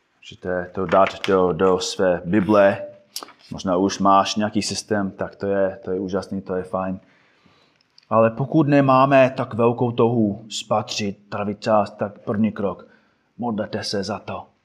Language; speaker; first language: Czech; non-native, fluent; English